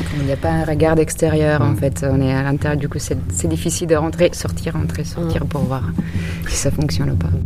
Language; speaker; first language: French; non-native, fluent; Italian